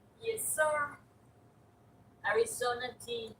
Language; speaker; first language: English; non-native, learner; Spanish